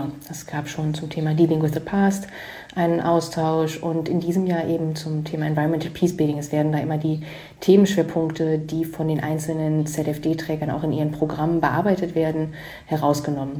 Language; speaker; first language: German; native; German